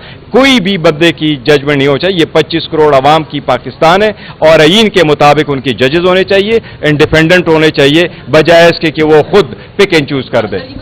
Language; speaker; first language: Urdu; non-native, local second language; Pashto